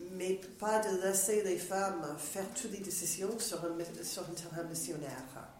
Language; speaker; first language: French; non-native, fluent; English